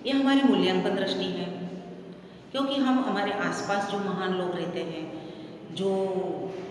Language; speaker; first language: Hindi; non-native, local second language; Gujarati